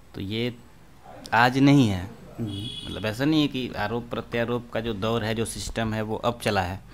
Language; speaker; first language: Hindi; native; Hindi